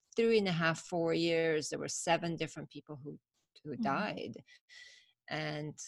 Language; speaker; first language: English; early bilingual, other home language; Persian